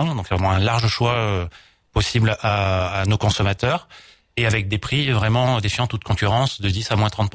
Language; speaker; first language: French; native; French